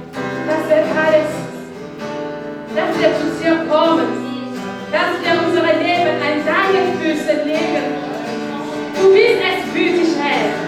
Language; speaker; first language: German; non-native, learner; French